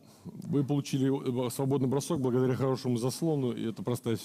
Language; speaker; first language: Russian; native; Russian